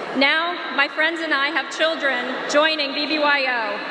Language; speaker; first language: English; native; English